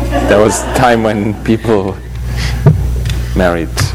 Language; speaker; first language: English; non-native, fluent; German